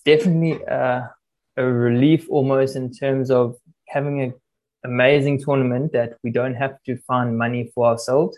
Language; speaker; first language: English; native; English